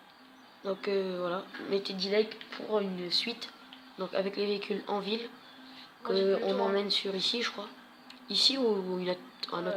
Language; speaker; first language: French; native; French